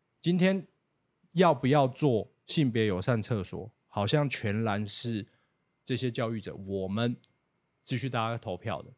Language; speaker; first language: Chinese; native; Chinese